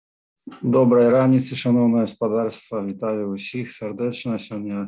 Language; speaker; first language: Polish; non-native, learner; Belarusian